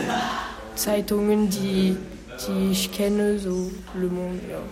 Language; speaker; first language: German; non-native, learner; French